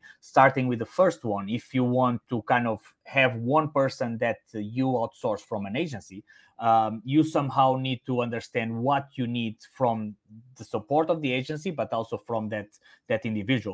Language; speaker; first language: English; non-native, fluent; Portuguese